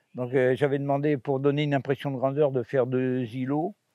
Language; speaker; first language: French; native; French